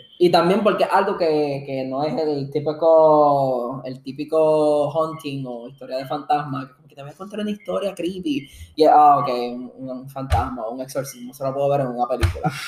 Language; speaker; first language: Spanish; early bilingual, heritage; Spanish